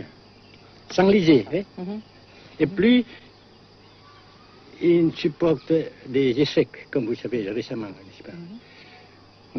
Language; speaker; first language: French; non-native, fluent; Vietnamese